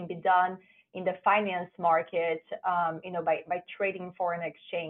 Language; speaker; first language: English; non-native, fluent; Portuguese